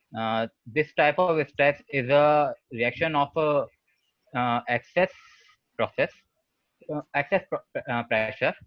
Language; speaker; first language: English; non-native, learner; Hindi